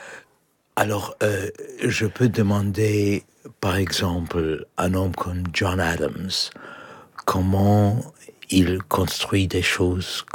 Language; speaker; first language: French; non-native, fluent; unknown